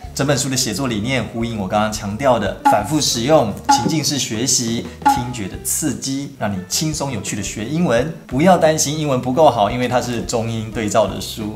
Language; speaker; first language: Chinese; early bilingual, other home language; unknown